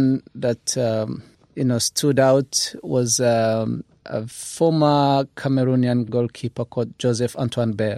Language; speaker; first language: English; non-native, local second language; Kinyarwanda